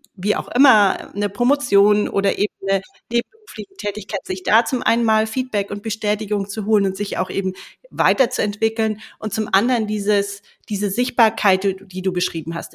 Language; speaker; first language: German; native; German